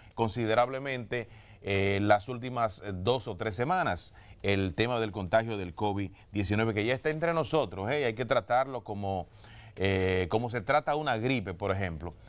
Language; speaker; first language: Spanish; native; Spanish